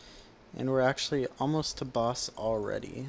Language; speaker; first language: English; native; English